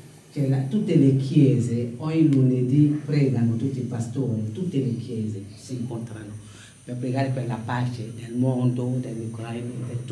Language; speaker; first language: Italian; non-native, fluent; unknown